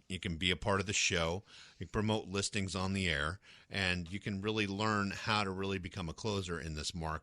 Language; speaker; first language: English; native; English